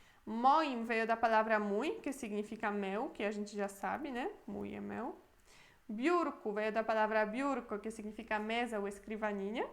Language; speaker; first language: Portuguese; non-native, fluent; Polish